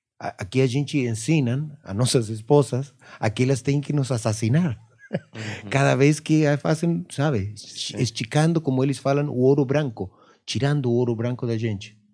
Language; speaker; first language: Portuguese; non-native, fluent; Spanish